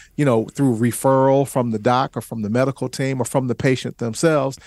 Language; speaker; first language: English; native; English